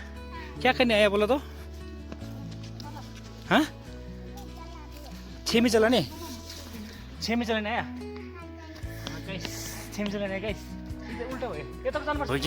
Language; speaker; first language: Hindi; non-native, local second language; Nepali